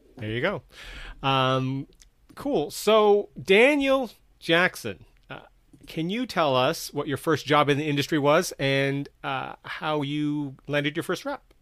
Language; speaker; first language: English; native; English